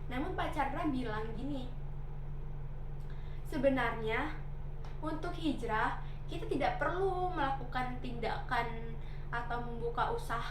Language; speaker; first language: Indonesian; native; Indonesian